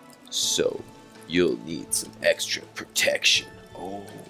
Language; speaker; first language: English; native; English